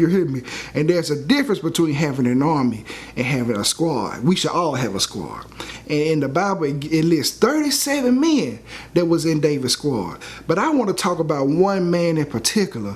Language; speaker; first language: English; native; English